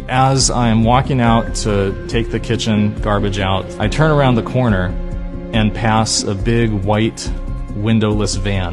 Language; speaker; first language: English; native; English